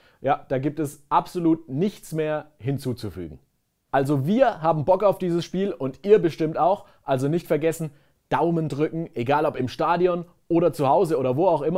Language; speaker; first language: German; native; German